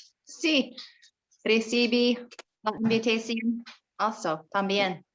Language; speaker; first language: Spanish; non-native, learner; English